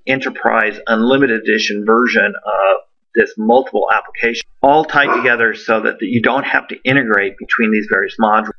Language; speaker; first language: English; native; English